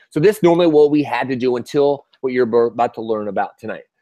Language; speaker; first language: English; native; English